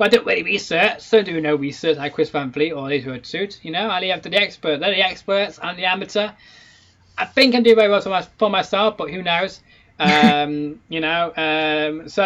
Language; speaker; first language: English; native; English